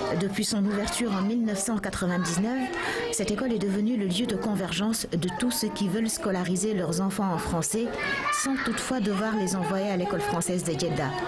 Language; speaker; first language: French; non-native, local second language; Wolof